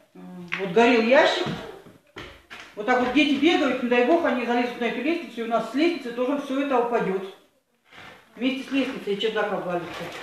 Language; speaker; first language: Russian; native; Russian